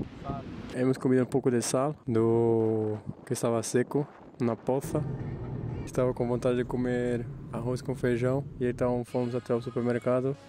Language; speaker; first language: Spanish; non-native, learner; Portuguese